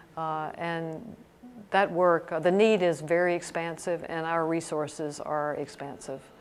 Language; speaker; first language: English; native; English